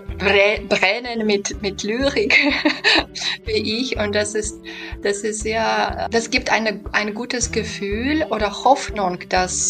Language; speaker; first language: German; non-native, fluent; Belarusian